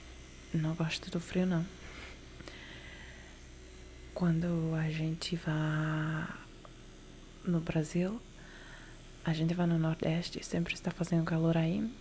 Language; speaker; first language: Portuguese; non-native, learner; Italian